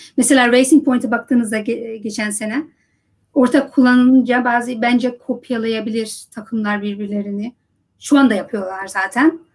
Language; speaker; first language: Turkish; early bilingual, heritage; Turkish